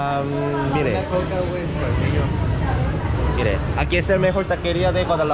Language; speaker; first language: Spanish; non-native, learner; Korean